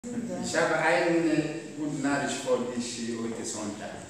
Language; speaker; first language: German; non-native, learner; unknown